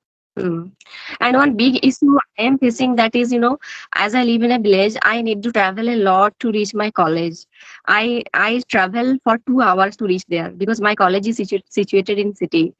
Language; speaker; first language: English; non-native, learner; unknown